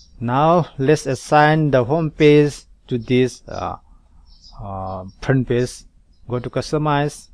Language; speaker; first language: English; non-native, local second language; Manipuri